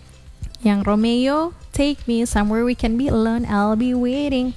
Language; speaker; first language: English; non-native, fluent; Indonesian